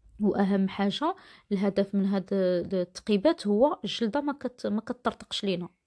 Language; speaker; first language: Arabic; native; Arabic